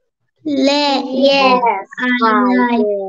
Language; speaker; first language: English; non-native, learner; Turkish